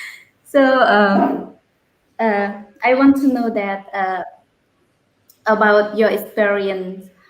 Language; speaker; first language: English; non-native, learner; Khmer